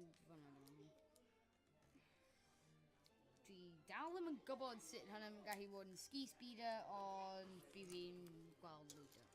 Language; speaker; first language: Welsh; non-native, local second language; English